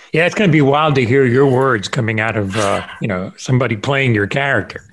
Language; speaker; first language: English; early bilingual, other home language; Spanish